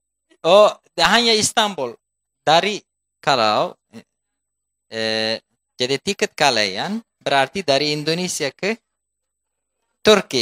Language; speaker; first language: Indonesian; non-native, fluent; Turkish